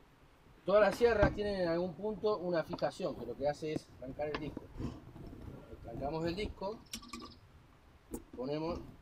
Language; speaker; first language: Spanish; native; Spanish